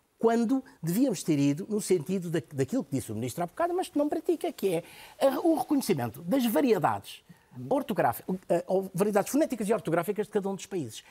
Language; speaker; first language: Portuguese; native; Portuguese